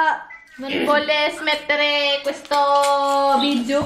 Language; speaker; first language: Italian; non-native, learner; Filipino